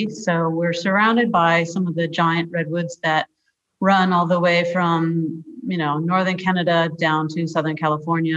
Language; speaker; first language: English; native; English